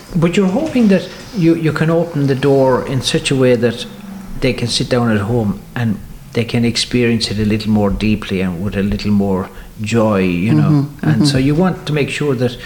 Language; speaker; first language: English; native; English